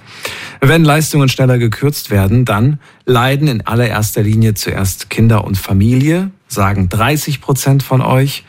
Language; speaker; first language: German; native; German